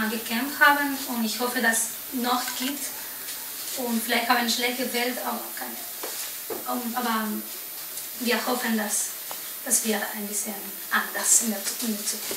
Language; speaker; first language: German; non-native, learner; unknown